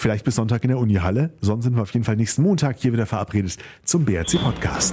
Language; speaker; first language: German; native; German